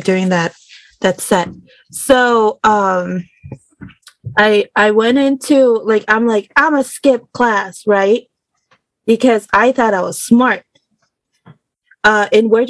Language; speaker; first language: English; early bilingual, other home language; Spanish